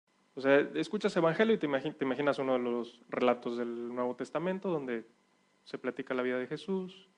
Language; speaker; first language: Spanish; native; Spanish